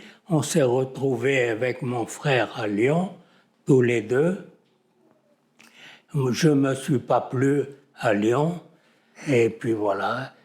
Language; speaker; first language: French; native; French